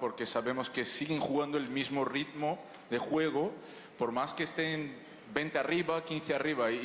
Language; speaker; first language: Spanish; non-native, fluent; Portuguese